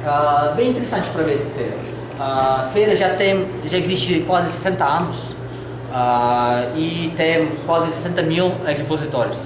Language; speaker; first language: Portuguese; non-native, learner; Russian